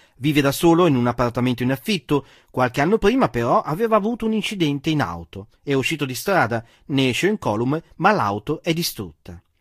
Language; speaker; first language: Italian; native; Italian